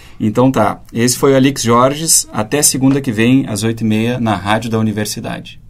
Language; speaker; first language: Portuguese; native; Portuguese